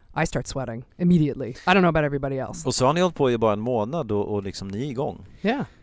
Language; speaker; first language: English; native; English